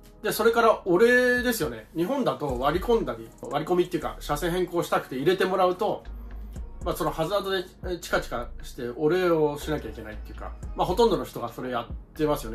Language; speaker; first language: Japanese; native; Japanese